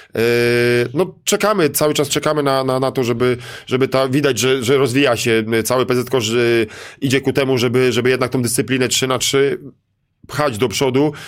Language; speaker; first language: Polish; native; Polish